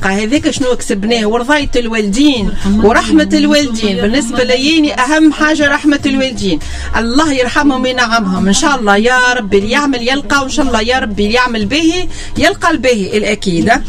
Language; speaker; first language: Arabic; native; Arabic